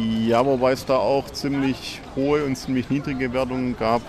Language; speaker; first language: German; native; German